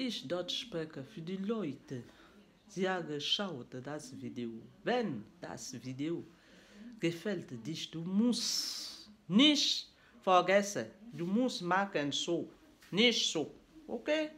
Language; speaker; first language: German; non-native, learner; French